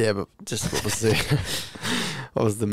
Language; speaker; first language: English; native; English